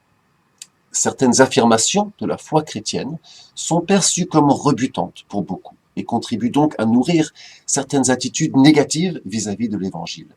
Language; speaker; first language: French; native; French